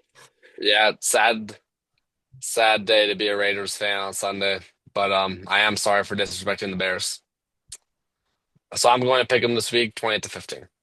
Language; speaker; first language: English; native; English